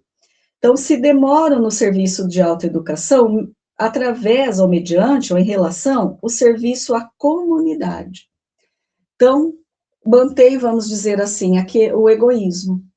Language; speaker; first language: Portuguese; native; Portuguese